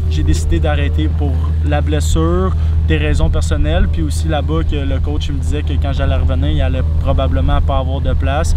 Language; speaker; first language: French; native; French